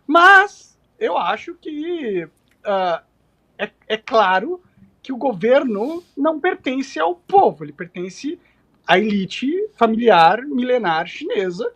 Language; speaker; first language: Portuguese; native; Portuguese